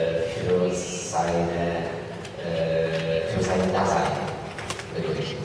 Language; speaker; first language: German; non-native, fluent; Ukrainian